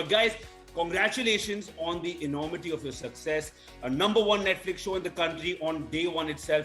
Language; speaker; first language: English; non-native, local second language; Hindi